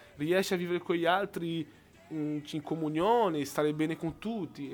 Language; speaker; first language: Italian; non-native, fluent; Portuguese